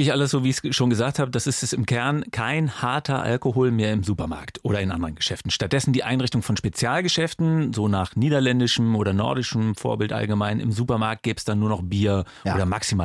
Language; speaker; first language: German; native; German